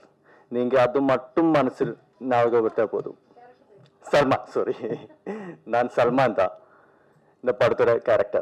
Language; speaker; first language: Tamil; non-native, learner; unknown